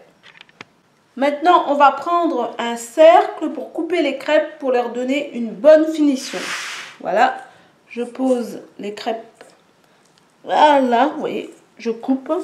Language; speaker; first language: French; native; French